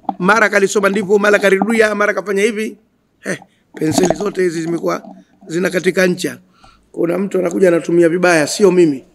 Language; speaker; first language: Swahili; native; Swahili